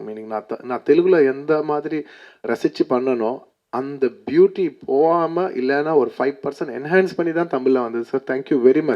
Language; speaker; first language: Tamil; non-native, local second language; Telugu